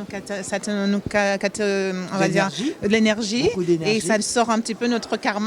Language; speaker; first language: French; native; French